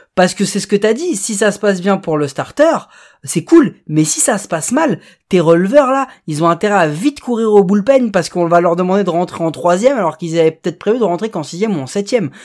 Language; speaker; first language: French; native; French